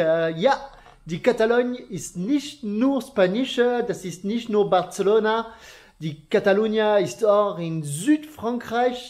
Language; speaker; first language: German; non-native, learner; French